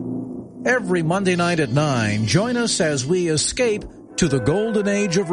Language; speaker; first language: English; native; English